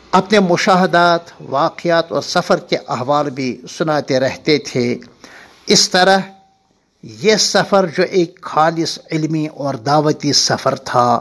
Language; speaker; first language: Urdu; non-native, local second language; Kashmiri